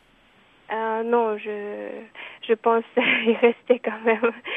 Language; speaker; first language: French; non-native, fluent; Kyrgyz